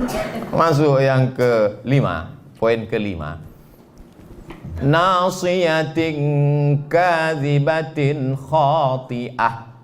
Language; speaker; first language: Indonesian; native; Indonesian